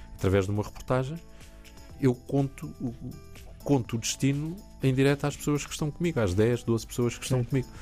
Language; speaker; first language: Portuguese; native; Portuguese